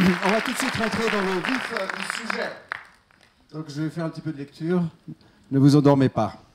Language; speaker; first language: French; native; French